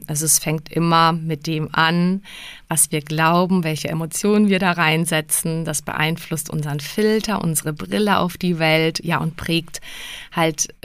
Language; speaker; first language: German; early bilingual, other home language; Czech